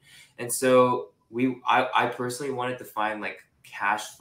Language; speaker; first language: English; non-native, local second language; Japanese